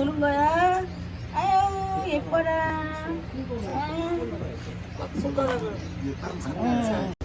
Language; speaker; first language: Korean; native; Korean